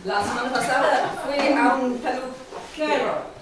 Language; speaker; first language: Spanish; non-native, learner; English